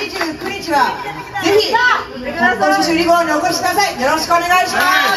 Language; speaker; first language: Japanese; native; Japanese